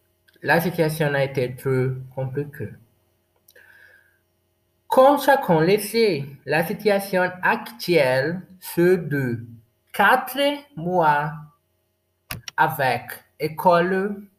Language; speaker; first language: French; non-native, learner; Portuguese